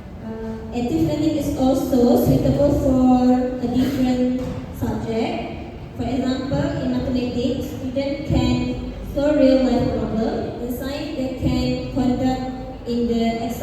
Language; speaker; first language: English; non-native, learner; Malay